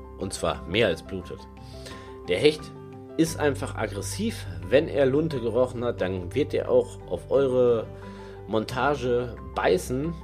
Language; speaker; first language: German; native; German